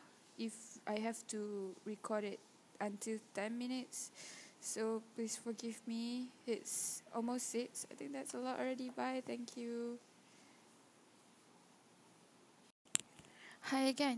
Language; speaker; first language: English; non-native, local second language; Malay